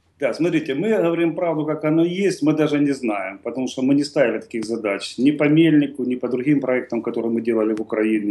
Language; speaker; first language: Russian; native; Russian